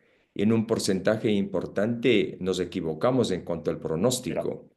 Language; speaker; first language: Spanish; native; Spanish